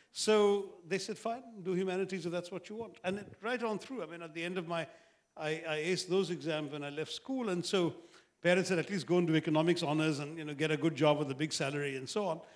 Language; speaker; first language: English; non-native, local second language; Malayalam